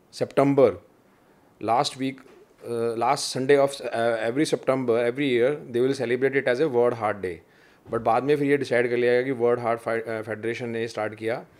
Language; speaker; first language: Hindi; non-native, local second language; Punjabi